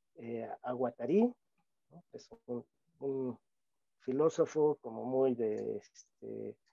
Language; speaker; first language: Spanish; native; Spanish